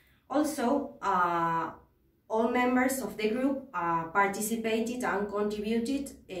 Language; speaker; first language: English; non-native, fluent; Spanish